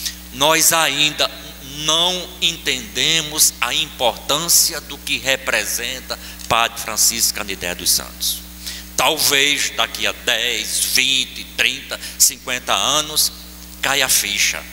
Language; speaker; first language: Portuguese; native; Portuguese